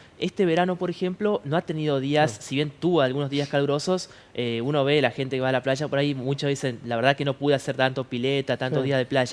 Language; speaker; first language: Spanish; native; Spanish